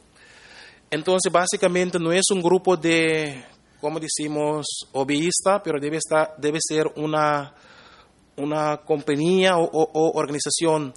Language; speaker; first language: Spanish; non-native, fluent; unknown